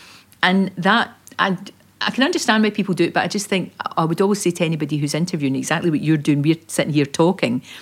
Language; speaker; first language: English; native; English